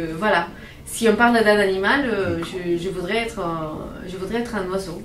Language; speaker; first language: French; non-native, fluent; Spanish